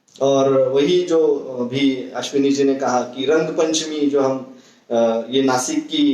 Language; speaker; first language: Hindi; non-native, local second language; Marathi